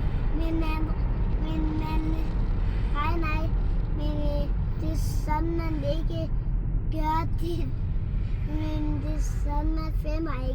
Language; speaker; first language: Danish; early bilingual, other home language; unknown